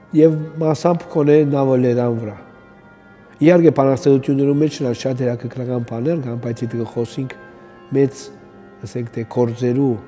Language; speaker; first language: Armenian; early bilingual, heritage; Armenian